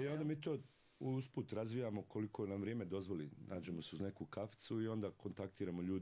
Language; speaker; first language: Serbian; native; Serbian